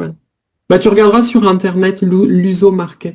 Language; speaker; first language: French; native; French